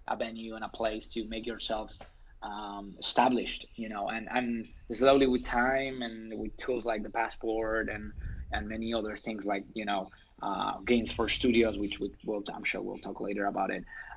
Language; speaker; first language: English; non-native, fluent; Spanish